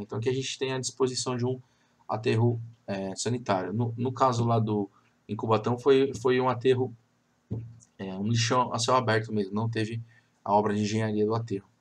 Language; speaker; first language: Portuguese; native; Portuguese